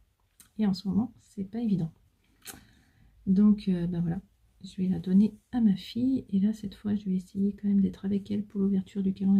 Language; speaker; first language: French; native; French